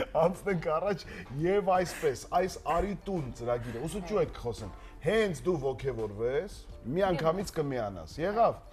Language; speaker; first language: Armenian; native; Armenian